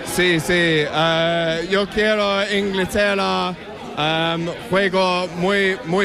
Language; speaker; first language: Spanish; non-native, learner; English